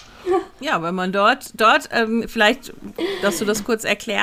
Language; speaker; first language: German; native; German